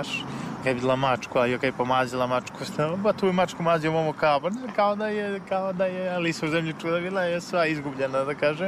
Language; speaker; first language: Serbian; native; Serbian